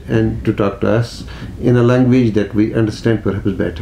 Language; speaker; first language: English; non-native, local second language; Kashmiri